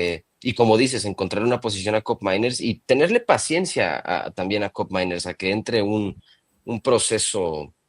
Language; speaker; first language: Spanish; native; Spanish